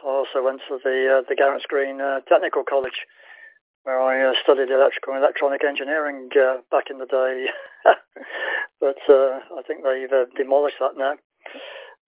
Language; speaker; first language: English; native; English